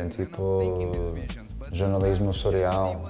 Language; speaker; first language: Portuguese; non-native, fluent; English